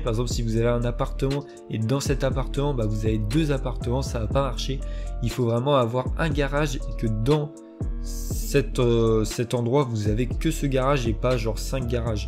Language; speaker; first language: French; native; French